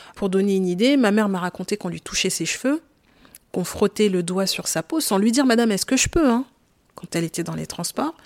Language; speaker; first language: French; native; French